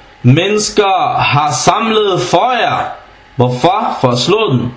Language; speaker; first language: Danish; non-native, fluent; Arabic